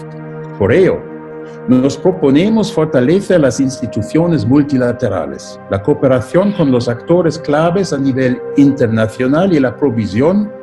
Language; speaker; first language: Spanish; non-native, fluent; German